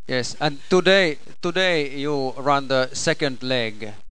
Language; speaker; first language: English; non-native, fluent; Finnish